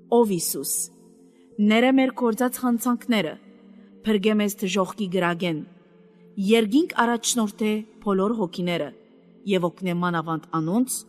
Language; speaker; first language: Armenian; native; Armenian